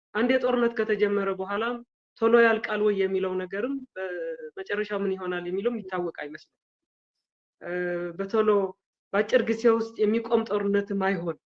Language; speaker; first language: Amharic; non-native, local second language; Tigrinya